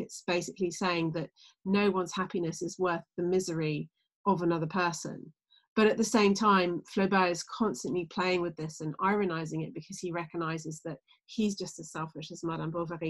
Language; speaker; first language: English; native; English